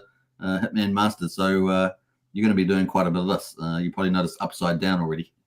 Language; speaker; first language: English; native; English